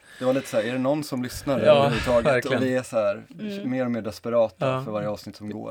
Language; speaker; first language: Swedish; native; Swedish